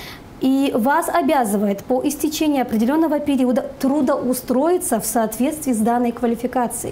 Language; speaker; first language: Russian; native; Russian